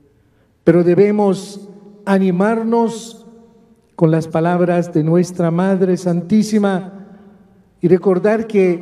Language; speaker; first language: Spanish; non-native, fluent; Maltese